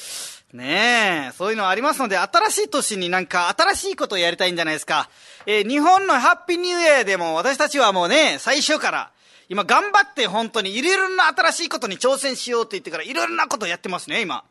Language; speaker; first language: Japanese; native; Japanese